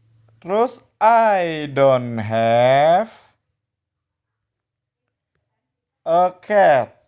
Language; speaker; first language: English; non-native, fluent; Indonesian